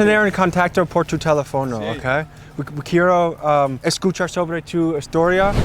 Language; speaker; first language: Spanish; non-native, learner; English